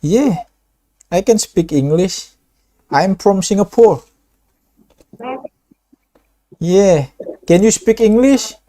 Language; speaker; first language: English; non-native, learner; Indonesian